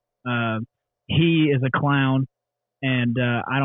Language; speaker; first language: English; native; English